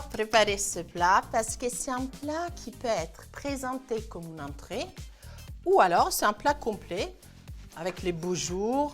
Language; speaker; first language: French; non-native, fluent; Italian